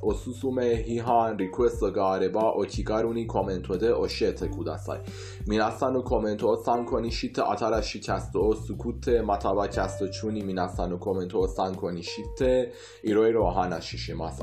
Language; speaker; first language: Japanese; non-native, fluent; Persian